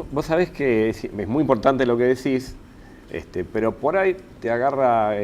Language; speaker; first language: Spanish; native; Spanish